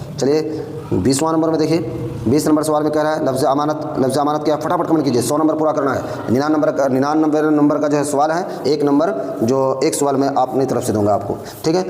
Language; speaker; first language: Urdu; native; Urdu